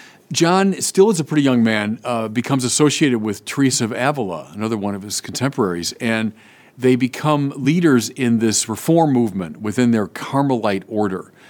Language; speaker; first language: English; native; English